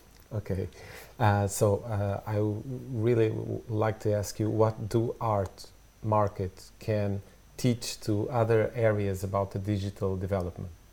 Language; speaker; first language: English; non-native, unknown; Portuguese